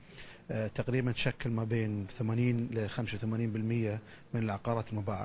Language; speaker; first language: Arabic; native; Arabic